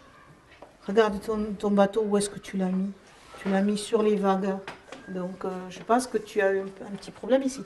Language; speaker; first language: French; native; French